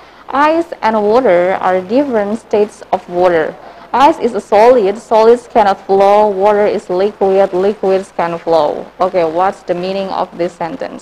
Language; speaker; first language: English; non-native, learner; Indonesian